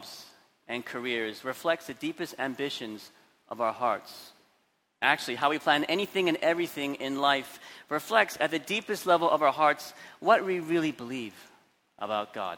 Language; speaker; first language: English; native; English